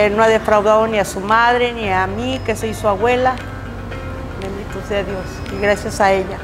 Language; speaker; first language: English; early bilingual, other home language; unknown